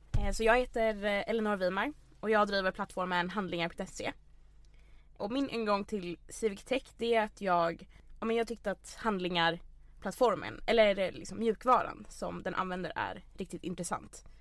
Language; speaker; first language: Swedish; native; Swedish